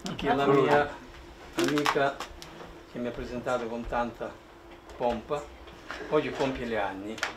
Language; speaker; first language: Italian; non-native, fluent; Russian